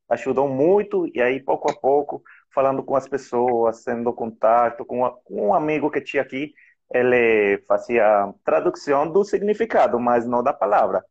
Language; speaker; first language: Portuguese; non-native, fluent; Spanish